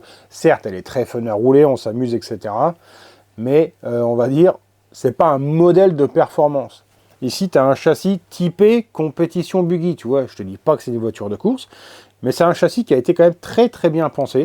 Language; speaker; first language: French; native; French